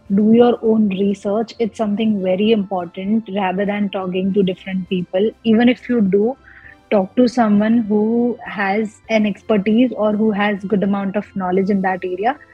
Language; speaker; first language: English; non-native, local second language; Gujarati